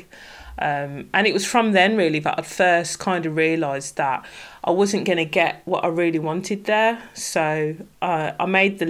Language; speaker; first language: English; native; English